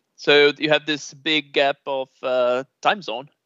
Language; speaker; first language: English; non-native, fluent; Portuguese